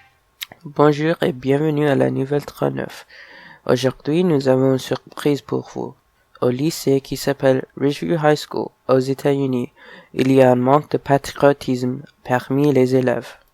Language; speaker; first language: French; non-native, learner; English